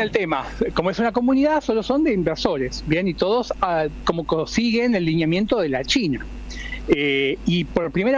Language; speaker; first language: Spanish; native; Spanish